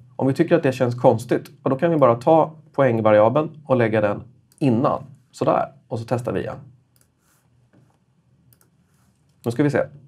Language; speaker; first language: Swedish; native; Swedish